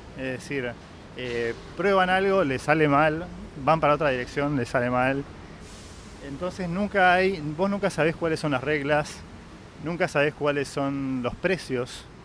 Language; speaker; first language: Spanish; native; Spanish